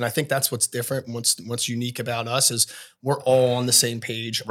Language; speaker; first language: English; native; English